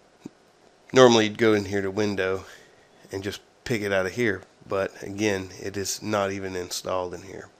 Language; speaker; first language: English; native; English